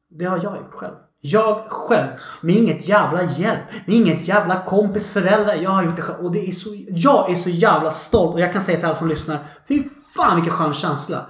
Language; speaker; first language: Swedish; early bilingual, other home language; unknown